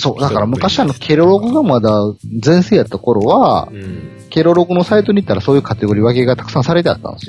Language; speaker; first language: Japanese; native; Japanese